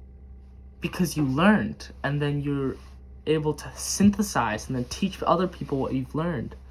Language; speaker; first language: English; native; English